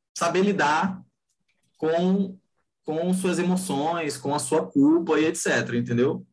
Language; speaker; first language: Portuguese; native; Portuguese